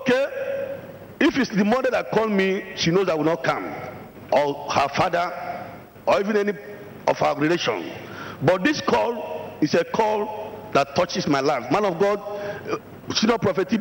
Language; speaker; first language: English; non-native, local second language; Igbo